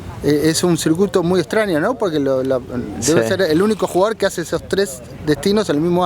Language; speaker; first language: Spanish; native; Spanish